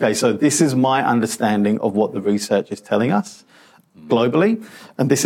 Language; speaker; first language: English; non-native, local second language; Punjabi